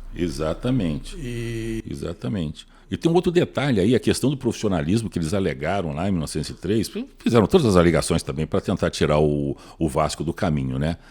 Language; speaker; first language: Portuguese; native; Portuguese